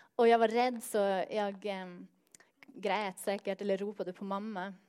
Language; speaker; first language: Swedish; non-native, fluent; Norwegian